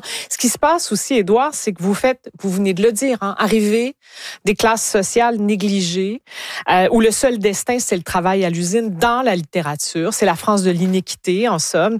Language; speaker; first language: French; native; French